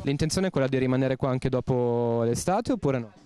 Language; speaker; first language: Italian; native; Italian